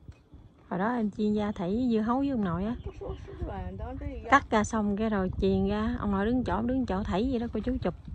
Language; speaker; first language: Vietnamese; native; Vietnamese